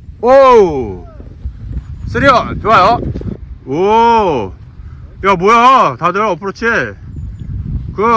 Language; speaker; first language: Korean; native; Korean